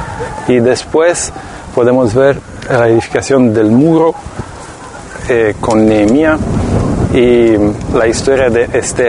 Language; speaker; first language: Spanish; non-native, fluent; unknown